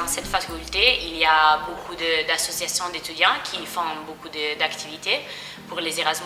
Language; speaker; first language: French; non-native, fluent; Italian